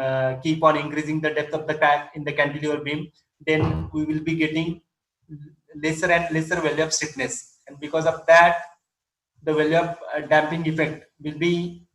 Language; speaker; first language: English; non-native, local second language; Marathi